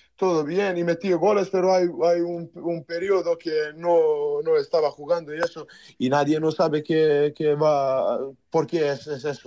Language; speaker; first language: Spanish; non-native, learner; Serbian